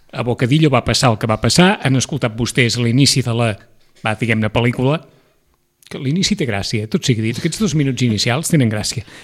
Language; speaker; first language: Catalan; native; Catalan